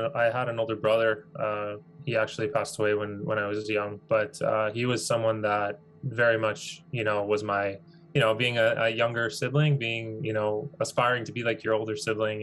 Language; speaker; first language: English; native; English